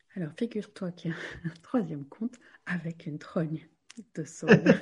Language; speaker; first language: French; native; French